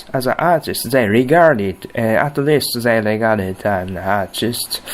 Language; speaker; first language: English; non-native, learner; Japanese